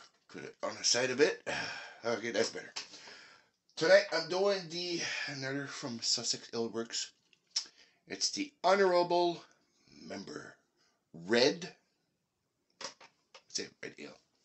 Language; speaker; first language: English; early bilingual, other home language; French